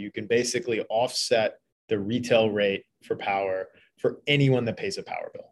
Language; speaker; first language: English; native; English